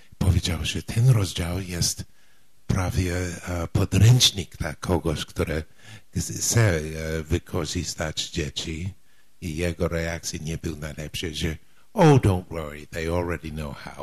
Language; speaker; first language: Polish; non-native, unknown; English